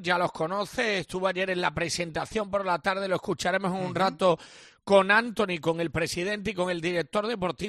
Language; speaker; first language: Spanish; native; Spanish